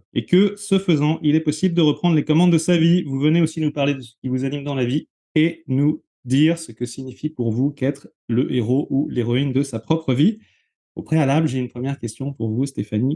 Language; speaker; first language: French; native; French